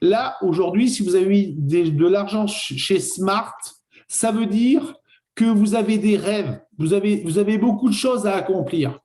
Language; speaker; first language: French; native; French